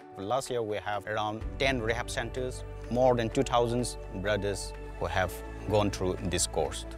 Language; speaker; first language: English; non-native, local second language; Manipuri